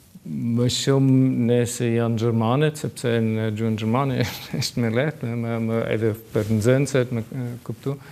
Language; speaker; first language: Albanian; non-native, learner; German